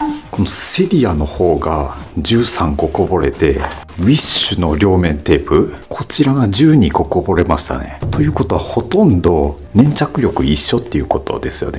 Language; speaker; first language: Japanese; native; Japanese